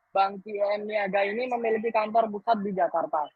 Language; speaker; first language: Indonesian; native; Indonesian